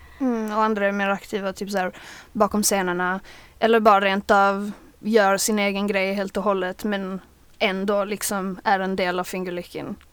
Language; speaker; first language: Swedish; native; Swedish